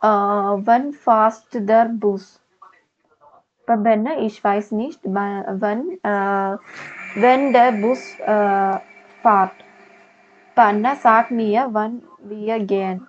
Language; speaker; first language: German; non-native, learner; Malayalam